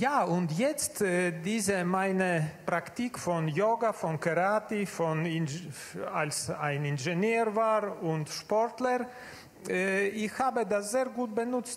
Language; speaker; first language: German; non-native, learner; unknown